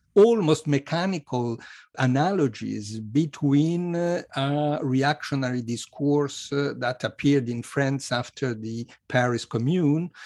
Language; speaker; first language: English; non-native, fluent; Italian